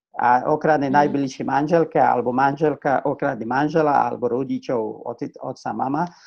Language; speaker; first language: Slovak; non-native, fluent; Persian